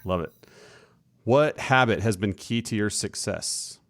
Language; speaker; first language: English; native; English